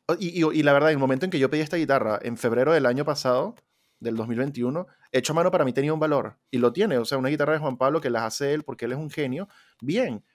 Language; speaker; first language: Spanish; native; Spanish